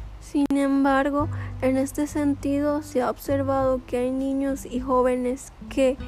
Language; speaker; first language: Spanish; native; Spanish